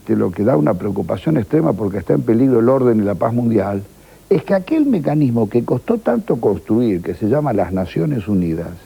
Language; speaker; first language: Spanish; native; Spanish